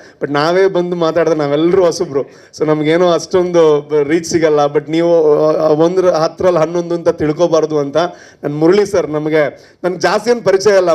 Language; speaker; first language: Kannada; non-native, local second language; Tulu